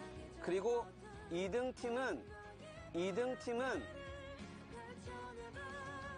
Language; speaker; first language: Korean; native; Korean